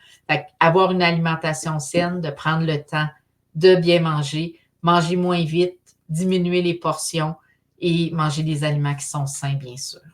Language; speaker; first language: French; native; French